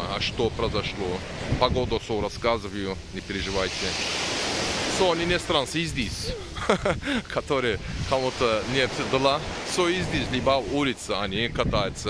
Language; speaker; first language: Russian; non-native, learner; Turkish